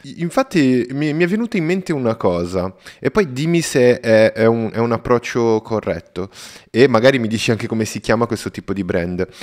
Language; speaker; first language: Italian; non-native, fluent; Portuguese